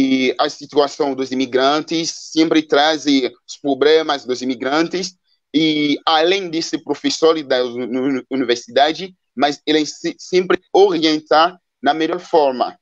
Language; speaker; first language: Portuguese; non-native, fluent; Haitian Creole